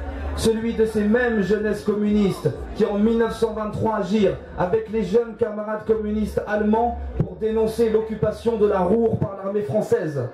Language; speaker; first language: French; native; French